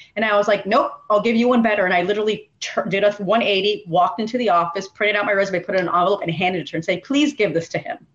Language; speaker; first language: English; native; English